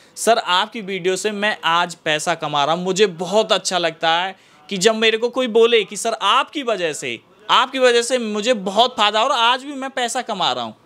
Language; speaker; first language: Hindi; native; Hindi